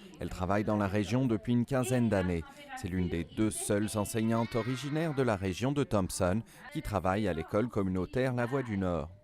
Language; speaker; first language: French; native; French